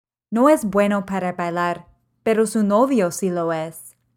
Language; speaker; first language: Spanish; non-native, fluent; English